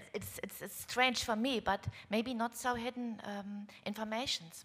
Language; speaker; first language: English; non-native, fluent; German